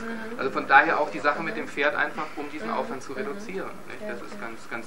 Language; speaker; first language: German; native; German